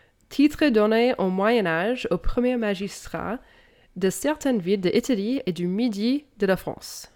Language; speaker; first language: French; non-native, fluent; English